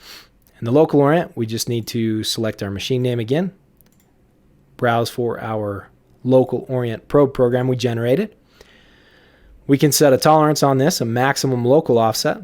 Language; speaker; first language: English; native; English